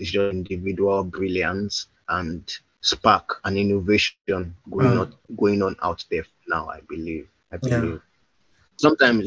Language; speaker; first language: English; non-native, local second language; Yoruba